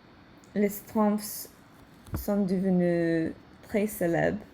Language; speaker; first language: French; non-native, learner; English